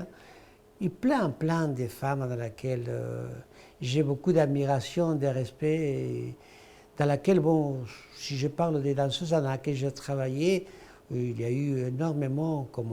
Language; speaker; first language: French; non-native, fluent; Spanish